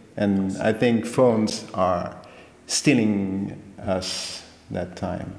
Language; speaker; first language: English; non-native, fluent; French